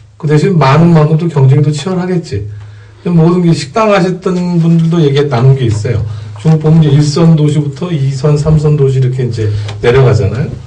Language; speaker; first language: Korean; native; Korean